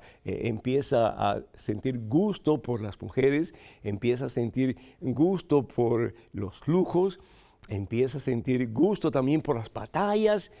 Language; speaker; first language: Spanish; native; Spanish